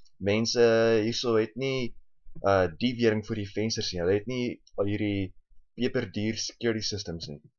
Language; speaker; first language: Afrikaans; early bilingual, heritage; Afrikaans